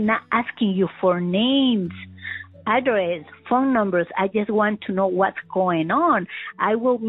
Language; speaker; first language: English; non-native, learner; Spanish